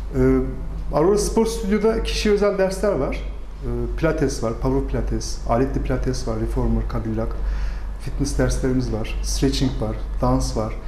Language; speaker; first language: Turkish; native; Turkish